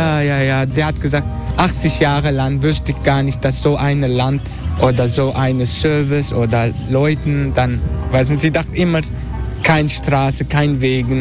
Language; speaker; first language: German; non-native, learner; Turkish